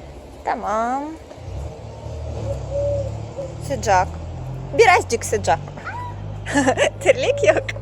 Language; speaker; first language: Turkish; non-native, learner; Russian